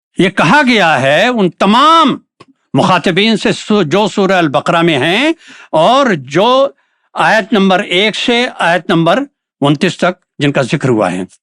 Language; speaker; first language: Urdu; native; Urdu